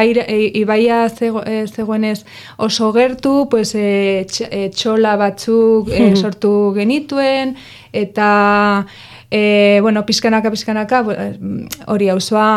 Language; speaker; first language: Basque; non-native, local second language; Spanish